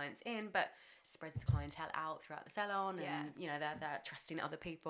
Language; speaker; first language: English; native; English